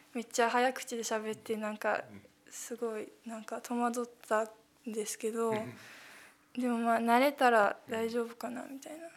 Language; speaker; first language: Japanese; early bilingual, heritage; Cantonese